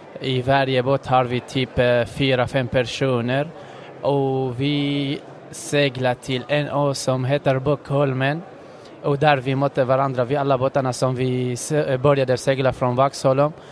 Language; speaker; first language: Swedish; non-native, fluent; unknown